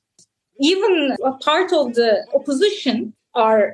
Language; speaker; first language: English; native; English